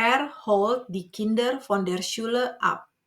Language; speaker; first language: German; non-native, fluent; Indonesian